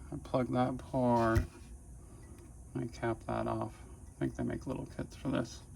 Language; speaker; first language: English; native; English